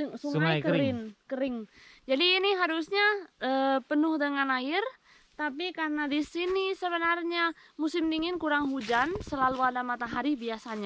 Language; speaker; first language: Indonesian; non-native, fluent; Spanish